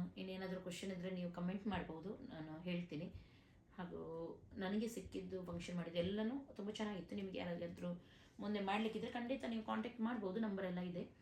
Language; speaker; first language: Kannada; non-native, local second language; Konkani